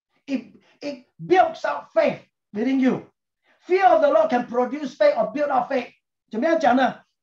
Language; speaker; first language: English; non-native, local second language; Chinese